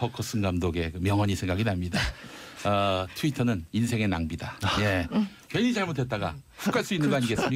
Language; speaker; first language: Korean; native; Korean